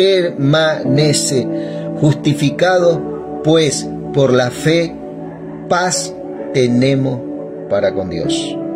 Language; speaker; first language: Spanish; native; Spanish